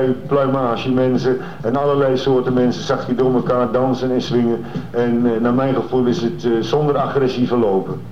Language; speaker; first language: Dutch; native; Dutch